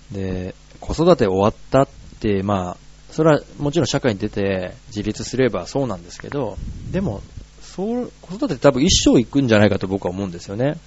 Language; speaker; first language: Japanese; native; Japanese